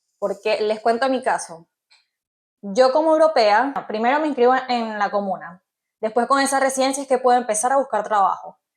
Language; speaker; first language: Spanish; native; Spanish